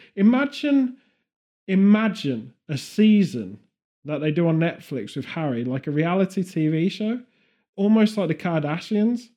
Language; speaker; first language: English; native; English